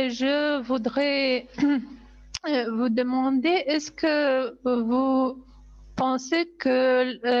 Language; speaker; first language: French; non-native, fluent; Russian